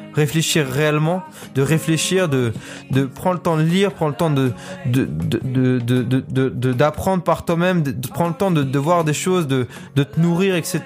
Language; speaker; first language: French; native; French